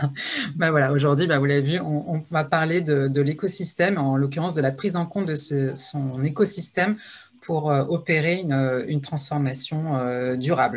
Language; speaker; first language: French; native; French